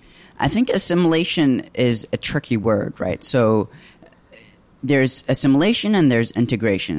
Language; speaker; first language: English; early bilingual, other home language; Arabic